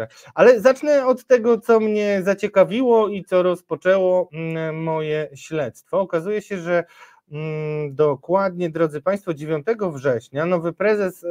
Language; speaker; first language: Polish; native; Polish